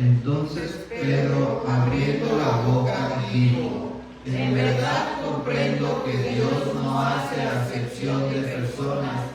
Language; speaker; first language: Spanish; native; Spanish